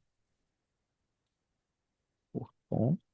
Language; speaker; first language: French; non-native, fluent; Portuguese